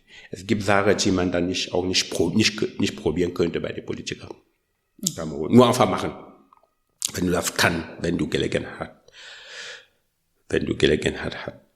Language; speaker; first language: German; non-native, learner; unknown